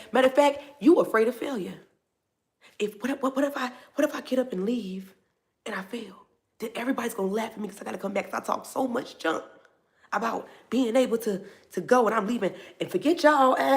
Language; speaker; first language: English; native; English